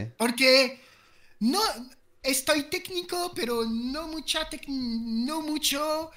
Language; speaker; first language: Spanish; non-native, learner; French